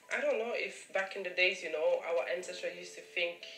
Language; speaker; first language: English; early bilingual, other home language; German